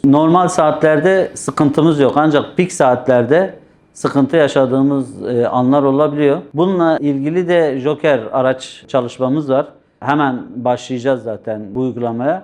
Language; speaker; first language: Turkish; native; Turkish